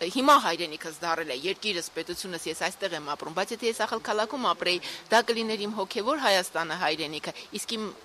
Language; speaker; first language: Armenian; native; Armenian